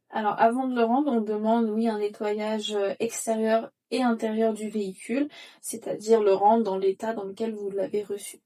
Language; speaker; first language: French; native; French